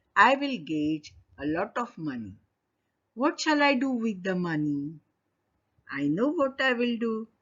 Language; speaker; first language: English; non-native, local second language; Marathi